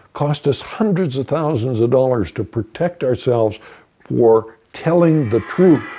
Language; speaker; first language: English; native; English